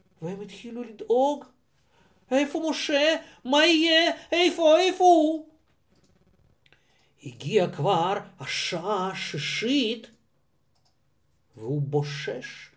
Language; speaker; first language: Hebrew; non-native, fluent; Russian